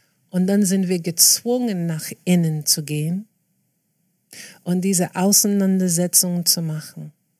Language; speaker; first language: German; non-native, fluent; English